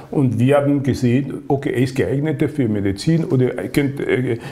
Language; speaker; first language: German; non-native, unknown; Lingala